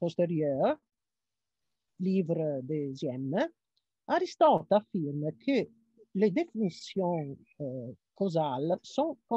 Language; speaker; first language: French; non-native, fluent; Italian